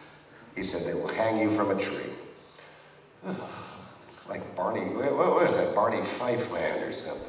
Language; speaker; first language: English; native; English